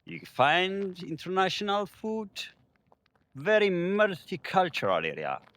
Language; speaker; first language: English; non-native, learner; Amharic